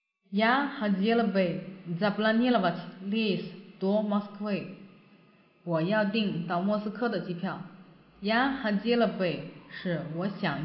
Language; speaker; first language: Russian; non-native, fluent; Chinese